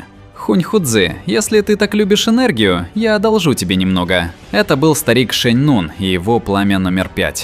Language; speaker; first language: Russian; native; Russian